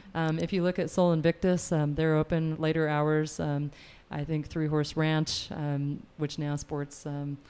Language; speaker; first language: English; native; English